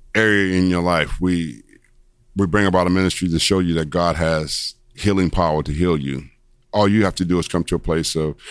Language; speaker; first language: English; native; English